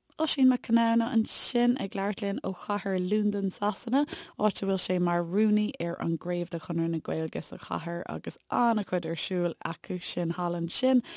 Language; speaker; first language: Irish; native; Irish